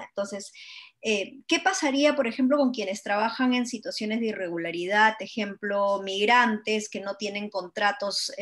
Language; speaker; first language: Spanish; native; Spanish